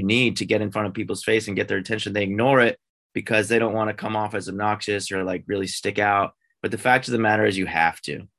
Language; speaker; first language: English; native; English